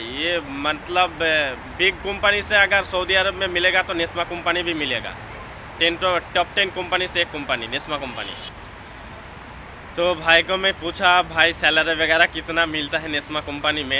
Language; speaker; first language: Hindi; non-native, local second language; Bangla